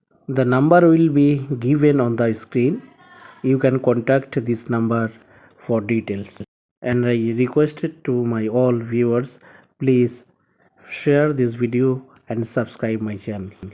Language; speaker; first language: English; non-native, local second language; Bangla